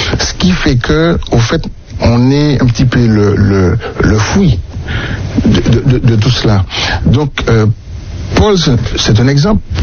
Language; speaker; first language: French; native; French